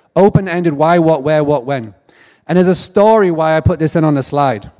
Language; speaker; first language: English; native; English